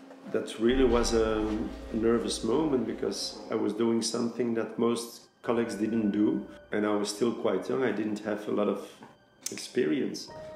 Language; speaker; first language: English; non-native, fluent; Dutch